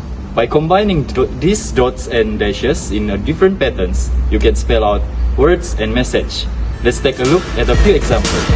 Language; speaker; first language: English; non-native, learner; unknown